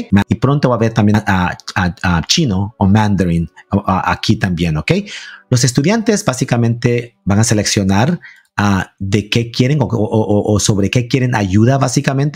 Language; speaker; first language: Spanish; early bilingual, heritage; Spanish